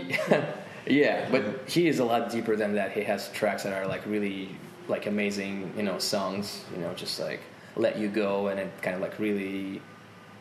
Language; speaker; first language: English; non-native, fluent; Russian